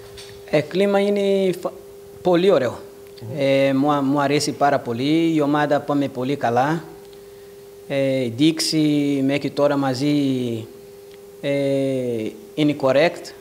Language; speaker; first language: Greek; non-native, learner; Portuguese